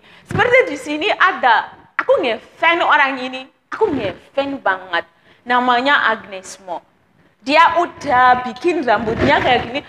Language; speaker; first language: Indonesian; non-native, fluent; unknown